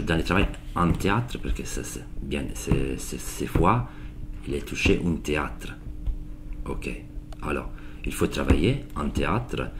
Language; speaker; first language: French; non-native, learner; Italian